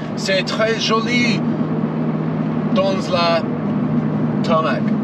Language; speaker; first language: French; non-native, learner; English